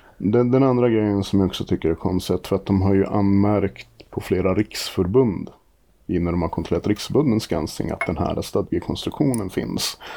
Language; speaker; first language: Swedish; native; Swedish